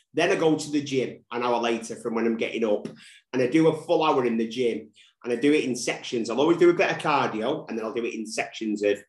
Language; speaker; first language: English; native; English